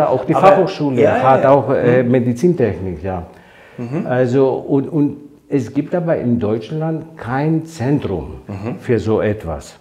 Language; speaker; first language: German; non-native, fluent; Greek